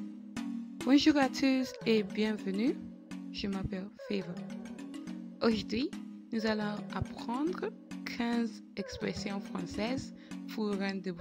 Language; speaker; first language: French; non-native, fluent; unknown